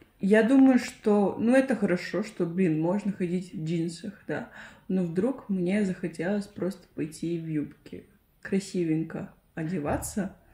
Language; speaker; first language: Russian; non-native, fluent; Spanish